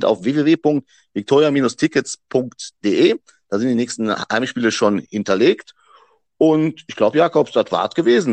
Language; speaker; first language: German; native; German